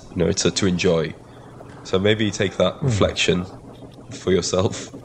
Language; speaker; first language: English; non-native, local second language; Welsh